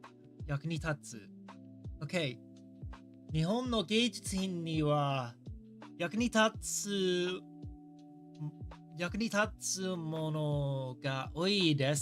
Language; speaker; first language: Japanese; non-native, learner; English